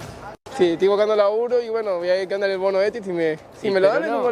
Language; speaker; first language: Spanish; native; Spanish